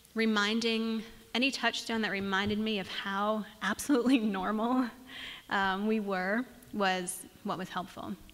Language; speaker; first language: English; native; English